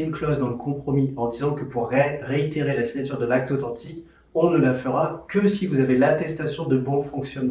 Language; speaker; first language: French; native; French